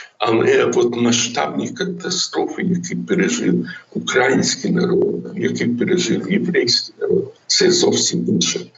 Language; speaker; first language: Ukrainian; non-native, local second language; Russian